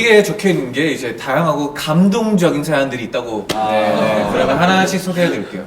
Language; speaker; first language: Korean; native; Korean